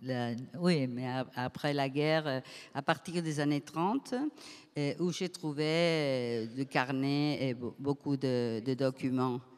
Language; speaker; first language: French; non-native, fluent; Spanish